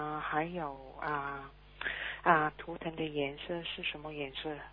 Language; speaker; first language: Chinese; early bilingual, heritage; Chinese